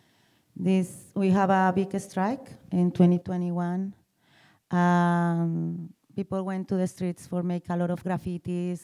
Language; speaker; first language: English; non-native, learner; Spanish